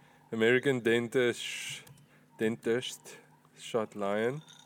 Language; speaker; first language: English; non-native, local second language; Afrikaans